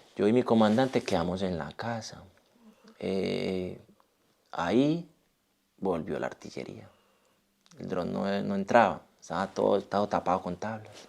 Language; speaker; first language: Spanish; native; Spanish